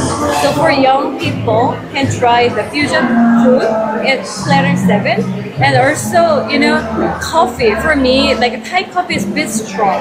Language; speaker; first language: English; non-native, fluent; Korean